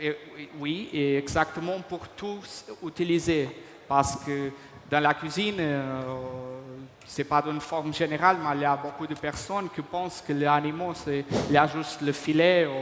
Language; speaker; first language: French; non-native, fluent; Portuguese